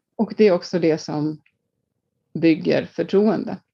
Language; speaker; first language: Swedish; non-native, fluent; Icelandic